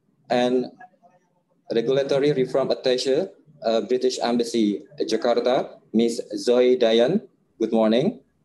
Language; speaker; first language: English; non-native, fluent; Indonesian